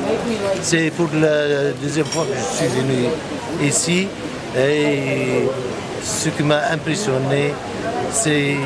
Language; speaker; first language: French; non-native, local second language; Arabic